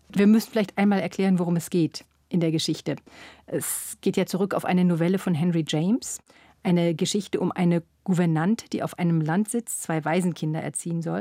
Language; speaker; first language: German; native; German